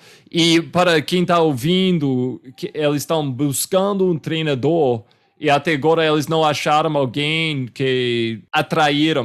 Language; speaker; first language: Portuguese; non-native, fluent; English